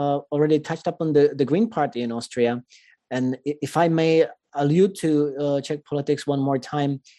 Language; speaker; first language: English; non-native, fluent; Czech